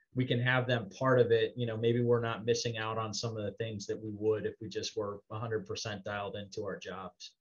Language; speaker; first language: English; native; English